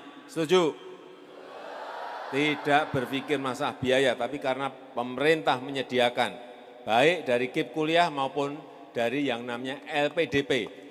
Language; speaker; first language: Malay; non-native, local second language; Javanese